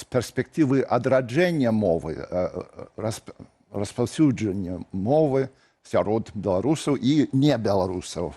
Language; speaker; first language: Belarusian; non-native, fluent; English